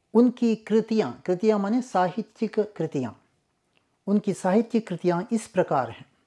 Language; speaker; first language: Hindi; non-native, local second language; Kannada